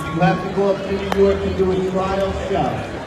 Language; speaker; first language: English; native; English